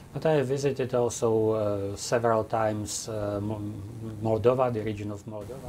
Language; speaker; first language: English; non-native, fluent; Czech